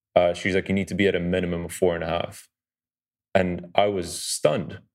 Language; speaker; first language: English; early bilingual, other home language; Dutch